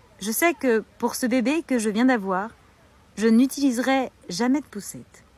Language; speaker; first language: French; native; French